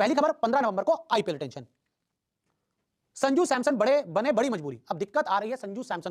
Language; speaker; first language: Hindi; native; Hindi